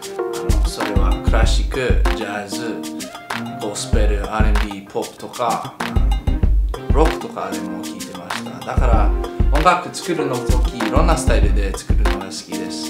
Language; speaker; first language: Japanese; non-native, fluent; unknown